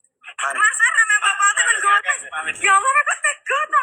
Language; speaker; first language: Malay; non-native, local second language; Javanese